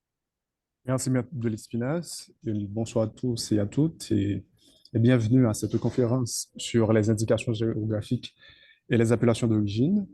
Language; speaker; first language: French; non-native, local second language; Haitian Creole